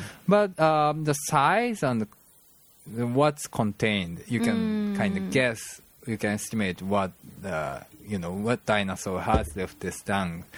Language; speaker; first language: English; non-native, fluent; Japanese